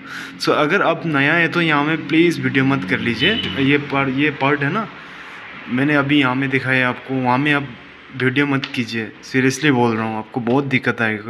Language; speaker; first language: Hindi; non-native, fluent; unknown